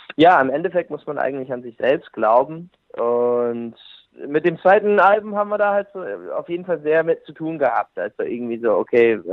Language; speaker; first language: German; non-native, fluent; English